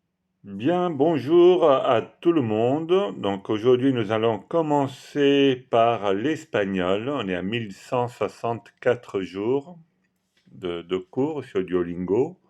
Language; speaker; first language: French; non-native, fluent; Italian